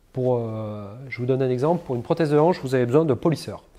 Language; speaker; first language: French; native; French